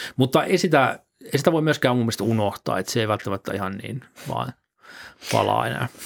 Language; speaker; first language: Finnish; native; Finnish